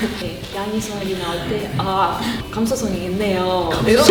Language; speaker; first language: Korean; non-native, learner; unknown